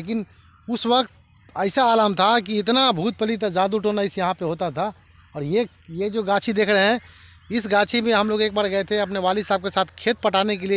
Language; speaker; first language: Hindi; native; Hindi